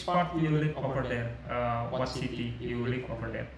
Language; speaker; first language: English; non-native, learner; Indonesian